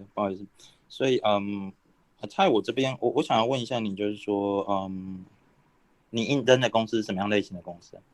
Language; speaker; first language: Chinese; native; Chinese